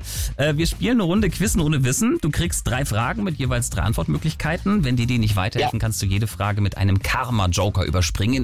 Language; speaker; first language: German; native; German